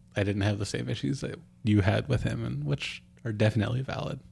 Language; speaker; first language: English; native; English